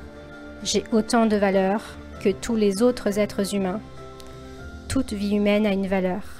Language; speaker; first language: French; native; French